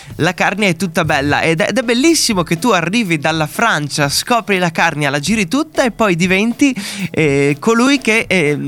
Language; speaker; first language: Italian; native; Italian